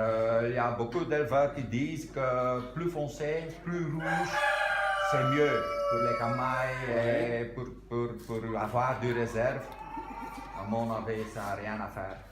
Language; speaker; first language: French; non-native, local second language; Dutch